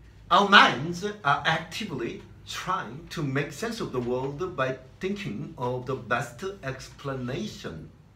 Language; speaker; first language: English; non-native, fluent; Korean